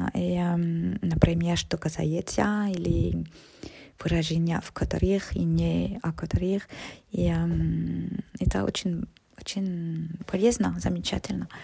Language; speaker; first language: Russian; non-native, learner; French